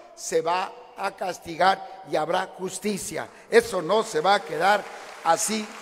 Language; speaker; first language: Spanish; native; Spanish